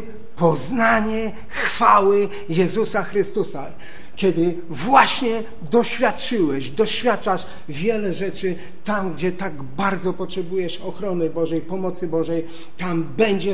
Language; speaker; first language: Polish; native; Polish